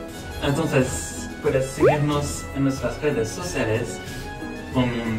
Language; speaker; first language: Spanish; non-native, learner; French